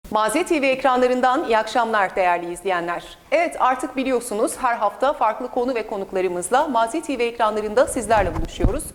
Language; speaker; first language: Turkish; native; Turkish